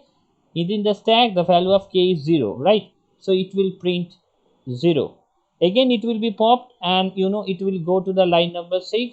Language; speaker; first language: English; non-native, local second language; Bangla